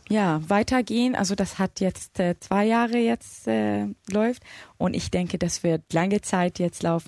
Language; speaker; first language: German; non-native, fluent; Arabic